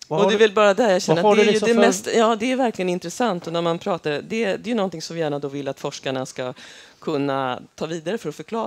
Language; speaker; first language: Swedish; native; Swedish